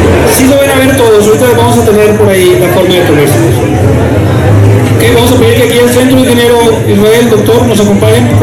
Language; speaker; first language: Spanish; native; Spanish